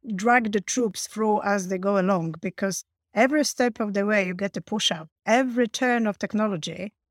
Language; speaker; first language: English; non-native, fluent; Polish